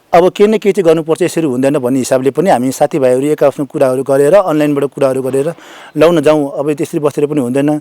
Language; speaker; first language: Nepali; non-native, local second language; Sherpa